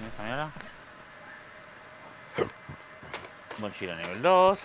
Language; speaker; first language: Spanish; native; Spanish